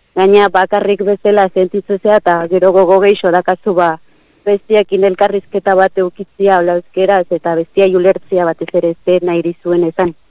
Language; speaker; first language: Basque; early bilingual, other home language; Spanish